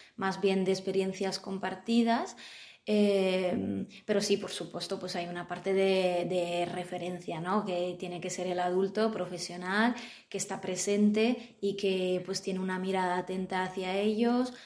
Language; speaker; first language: Spanish; non-native, fluent; Italian